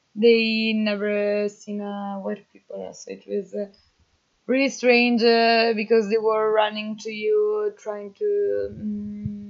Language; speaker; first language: English; non-native, fluent; Italian